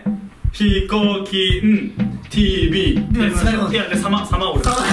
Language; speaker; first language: Japanese; native; Japanese